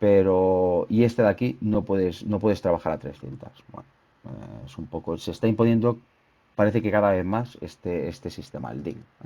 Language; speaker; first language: Spanish; native; Spanish